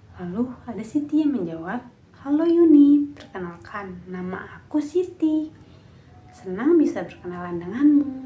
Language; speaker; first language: Indonesian; native; Indonesian